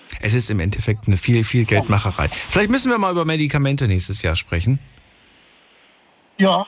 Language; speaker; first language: German; native; German